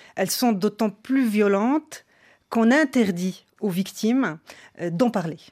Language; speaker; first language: French; non-native, local second language; Arabic